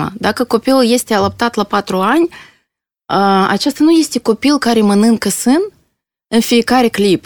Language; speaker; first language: Romanian; non-native, local second language; Russian